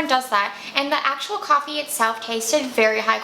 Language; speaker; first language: English; native; English